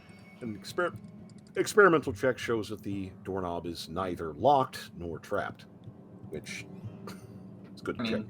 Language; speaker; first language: English; native; English